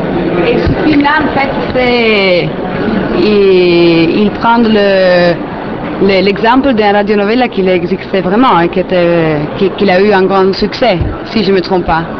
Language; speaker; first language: French; non-native, fluent; Italian